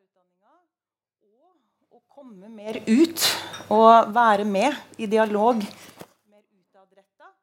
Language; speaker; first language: Norwegian; native; Norwegian